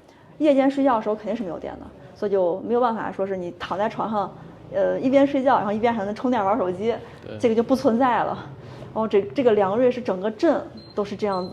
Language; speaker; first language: Chinese; native; Chinese